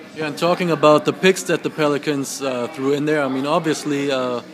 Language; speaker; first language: English; non-native, fluent; German